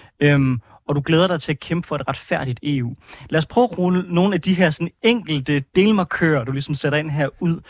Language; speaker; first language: Danish; native; Danish